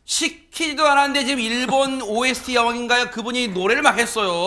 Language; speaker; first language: Korean; native; Korean